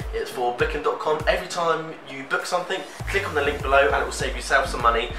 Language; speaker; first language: English; native; English